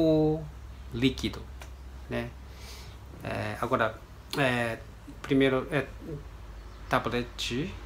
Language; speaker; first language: Portuguese; non-native, fluent; Japanese